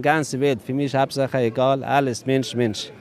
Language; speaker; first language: German; non-native, learner; Persian